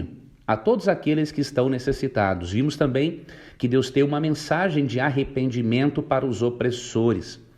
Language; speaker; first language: Portuguese; native; Portuguese